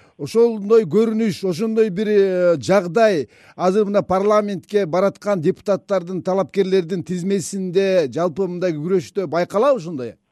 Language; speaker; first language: Kyrgyz; native; Kyrgyz